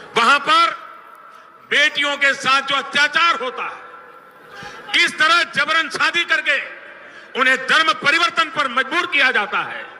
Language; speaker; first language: Hindi; native; Hindi